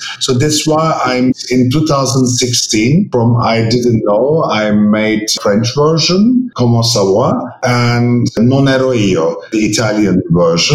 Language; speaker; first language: English; non-native, fluent; Turkish